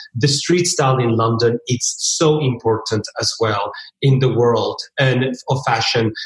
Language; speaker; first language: English; early bilingual, other home language; Spanish